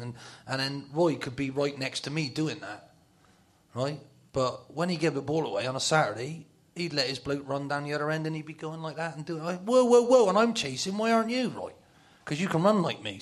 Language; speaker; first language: English; native; English